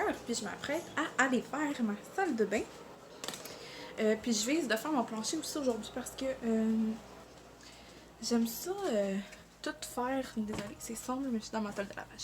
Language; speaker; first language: French; native; French